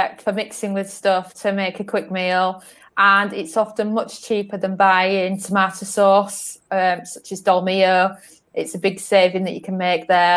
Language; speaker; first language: English; native; English